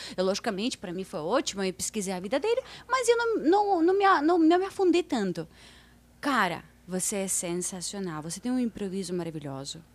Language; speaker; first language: Portuguese; non-native, fluent; Russian